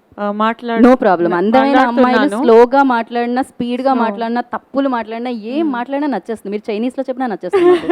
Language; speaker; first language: Telugu; native; Telugu